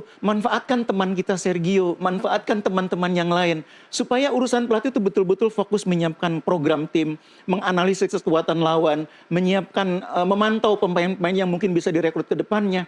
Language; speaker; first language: Indonesian; native; Indonesian